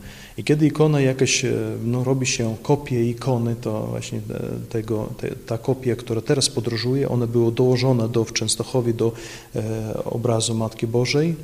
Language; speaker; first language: Polish; non-native, local second language; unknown